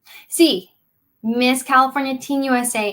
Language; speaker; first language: Spanish; early bilingual, heritage; English